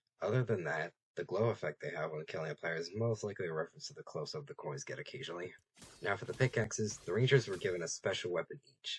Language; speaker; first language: English; native; English